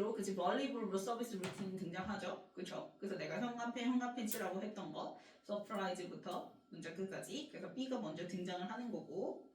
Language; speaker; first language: Korean; native; Korean